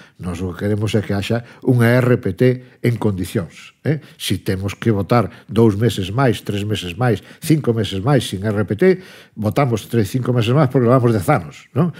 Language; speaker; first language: Galician; non-native, local second language; Spanish